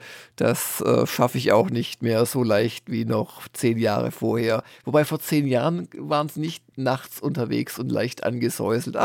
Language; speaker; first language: German; native; German